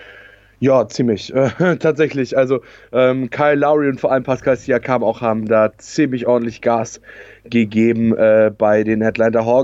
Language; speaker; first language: German; native; German